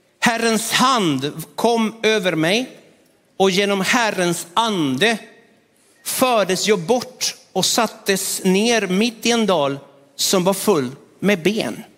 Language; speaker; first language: Swedish; non-native, fluent; Spanish